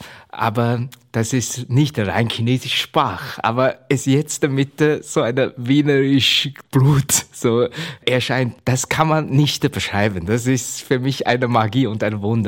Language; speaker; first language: German; non-native, learner; Chinese